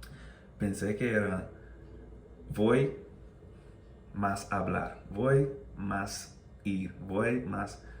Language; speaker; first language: Spanish; non-native, fluent; English